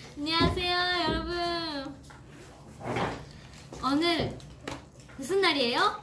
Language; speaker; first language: Korean; non-native, fluent; Japanese